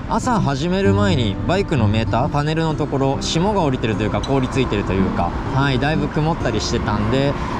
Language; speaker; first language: Japanese; native; Japanese